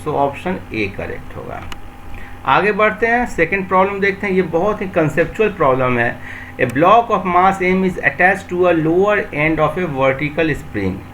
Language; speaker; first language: Hindi; native; Hindi